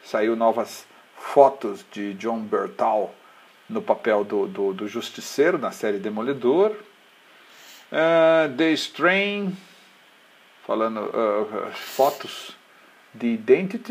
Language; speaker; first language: Portuguese; native; Portuguese